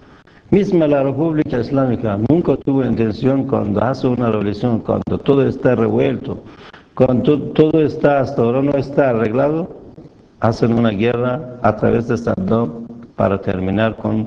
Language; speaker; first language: Spanish; non-native, fluent; Persian